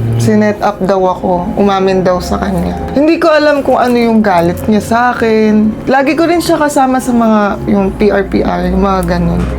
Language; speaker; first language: Filipino; non-native, local second language; Cebuano